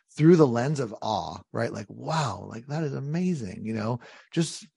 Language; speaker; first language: English; native; English